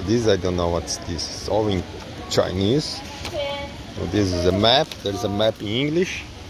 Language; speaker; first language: English; non-native, fluent; Portuguese